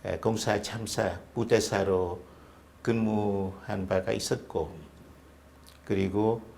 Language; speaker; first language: Korean; non-native, fluent; Vietnamese